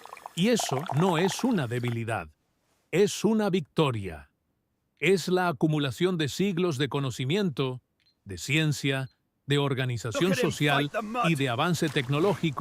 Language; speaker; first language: Spanish; native; Spanish